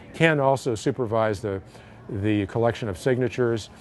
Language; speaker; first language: English; native; English